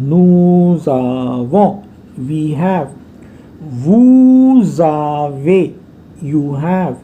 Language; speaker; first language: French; non-native, fluent; Hindi